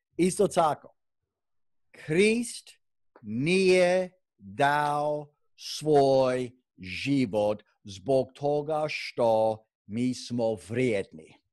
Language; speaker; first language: Croatian; non-native, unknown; English